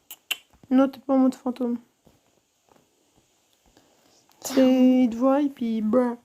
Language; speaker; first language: French; native; French